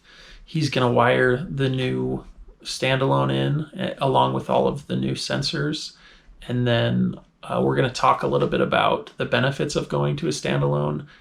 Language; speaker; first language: English; native; English